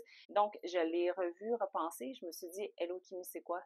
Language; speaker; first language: French; native; French